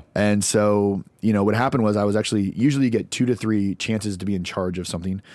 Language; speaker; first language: English; native; English